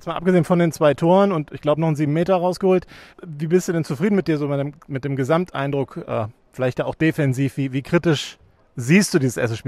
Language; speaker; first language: German; native; German